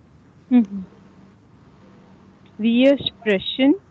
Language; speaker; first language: German; non-native, learner; Hindi